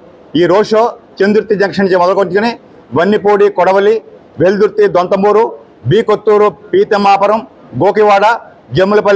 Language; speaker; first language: Telugu; native; Telugu